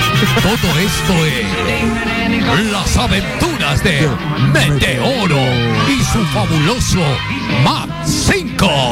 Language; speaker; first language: Spanish; native; Spanish